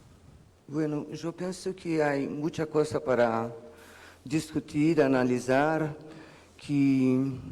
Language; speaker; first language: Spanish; non-native, learner; Portuguese